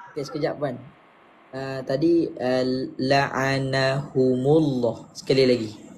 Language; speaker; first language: Malay; native; Malay